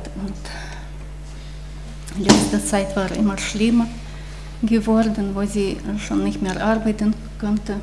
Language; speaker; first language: German; non-native, fluent; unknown